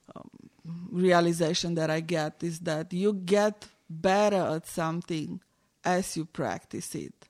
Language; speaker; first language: English; non-native, fluent; Romanian